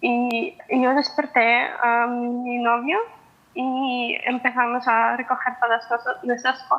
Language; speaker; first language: Spanish; non-native, fluent; Ukrainian